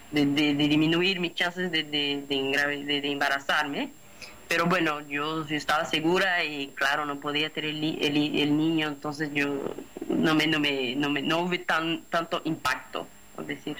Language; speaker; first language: Spanish; non-native, fluent; Portuguese